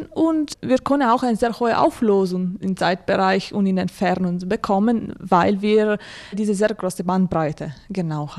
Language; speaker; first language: German; non-native, fluent; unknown